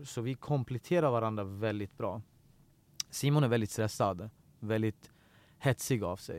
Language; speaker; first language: Swedish; early bilingual, other home language; Persian